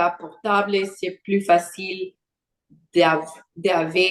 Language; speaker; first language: French; non-native, learner; Portuguese